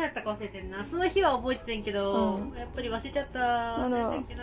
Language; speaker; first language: Japanese; native; Japanese